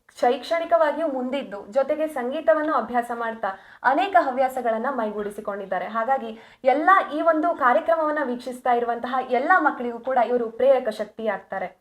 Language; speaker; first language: Kannada; native; Kannada